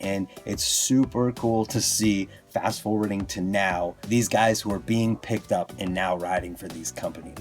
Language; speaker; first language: English; native; English